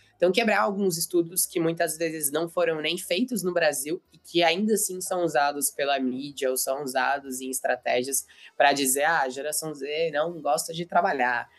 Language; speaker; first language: Portuguese; native; Portuguese